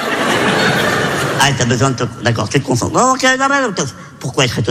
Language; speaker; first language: French; native; French